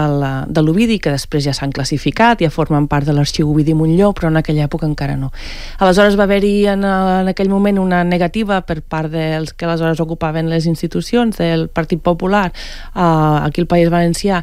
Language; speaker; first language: Catalan; native; Catalan